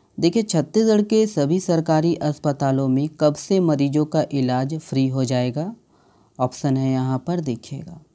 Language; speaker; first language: Hindi; native; Hindi